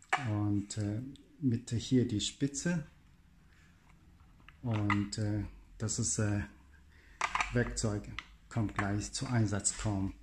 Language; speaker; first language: German; non-native, learner; Chinese